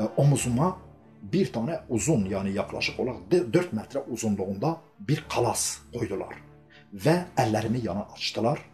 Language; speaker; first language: Turkish; non-native, local second language; Kurdish